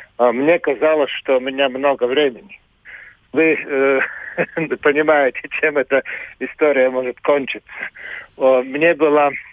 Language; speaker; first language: Russian; non-native, local second language; Latvian